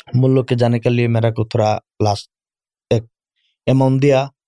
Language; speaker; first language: Urdu; non-native, learner; Bangla